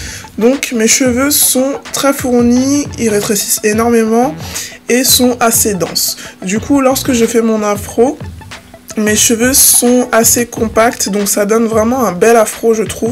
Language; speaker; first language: French; native; French